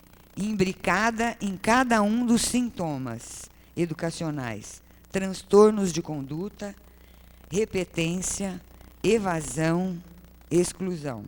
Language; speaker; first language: Portuguese; native; Portuguese